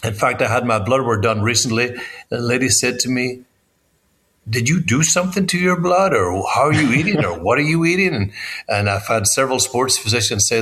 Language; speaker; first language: English; native; English